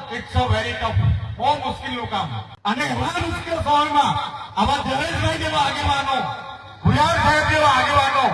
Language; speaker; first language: Gujarati; non-native, local second language; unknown